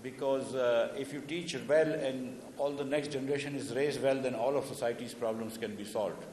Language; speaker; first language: English; non-native, local second language; Urdu